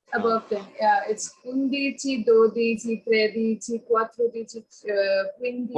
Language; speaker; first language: Italian; non-native, learner; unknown